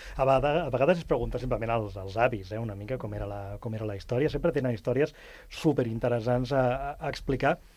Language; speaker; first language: Catalan; native; Catalan